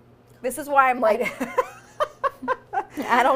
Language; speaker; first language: English; native; English